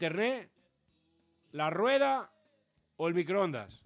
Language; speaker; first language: Spanish; native; Spanish